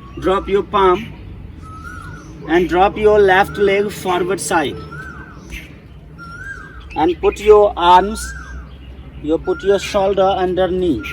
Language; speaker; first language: English; non-native, local second language; Hindi